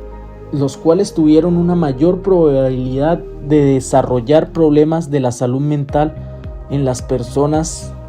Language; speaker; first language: Spanish; native; Spanish